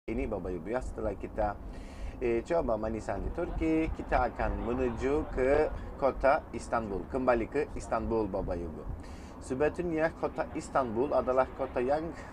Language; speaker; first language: Indonesian; non-native, fluent; Turkish